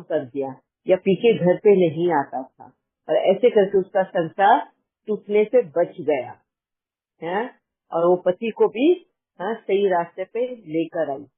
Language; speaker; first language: Hindi; native; Hindi